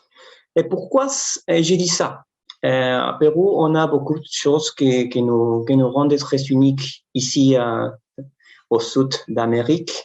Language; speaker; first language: French; non-native, fluent; Spanish